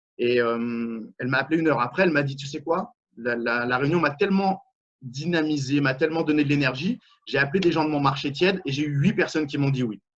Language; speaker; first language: French; native; French